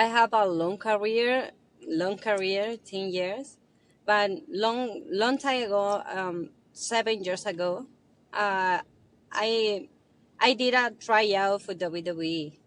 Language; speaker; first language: English; non-native, learner; Spanish